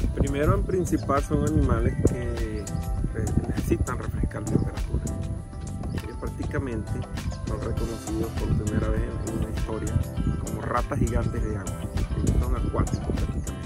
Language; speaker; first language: Spanish; native; Spanish